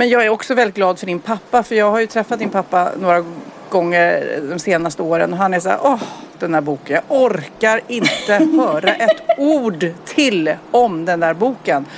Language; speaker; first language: Swedish; native; Swedish